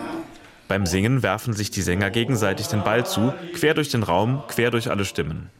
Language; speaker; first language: German; native; German